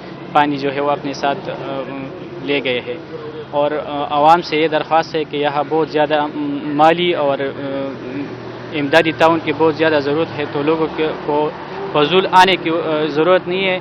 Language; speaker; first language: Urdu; non-native, local second language; Pashto